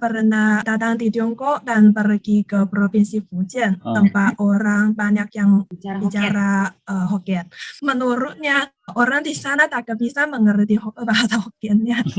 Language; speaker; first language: Indonesian; non-native, learner; Chinese